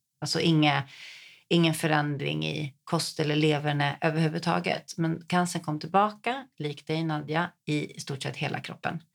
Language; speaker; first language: Swedish; native; Swedish